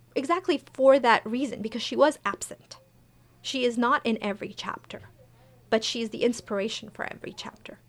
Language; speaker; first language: English; early bilingual, other home language; Persian